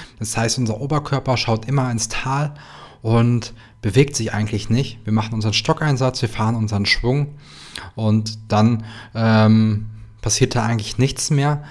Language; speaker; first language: German; native; German